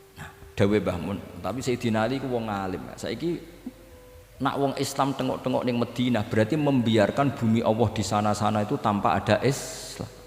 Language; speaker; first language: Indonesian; non-native, local second language; Javanese